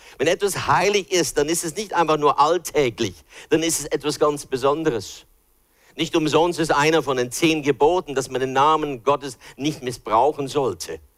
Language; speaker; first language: German; early bilingual, other home language; English